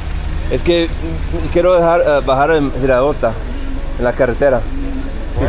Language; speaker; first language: Spanish; non-native, learner; English